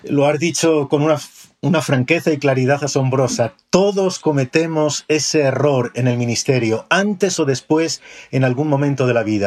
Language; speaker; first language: Spanish; native; Spanish